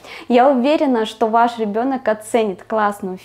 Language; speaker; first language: Russian; native; Russian